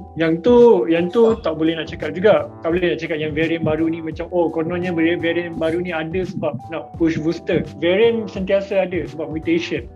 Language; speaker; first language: Malay; native; Malay